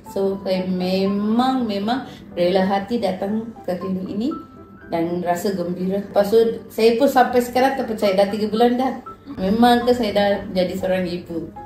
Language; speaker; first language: Malay; non-native, local second language; Tamil